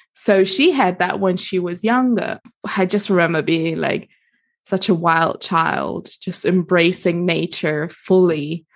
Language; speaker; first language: English; non-native, fluent; Italian